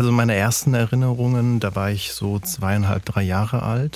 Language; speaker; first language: German; early bilingual, other home language; Sicilian